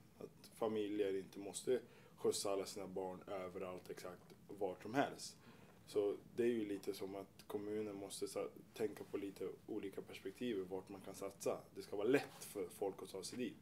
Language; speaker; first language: Swedish; early bilingual, other home language; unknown